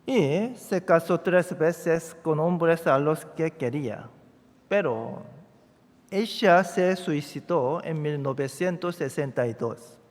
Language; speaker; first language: Spanish; non-native, fluent; Korean